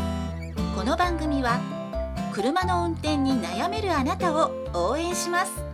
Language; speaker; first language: Japanese; native; Japanese